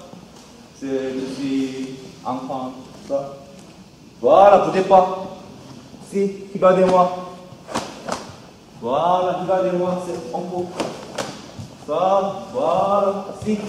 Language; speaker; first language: French; non-native, learner; Korean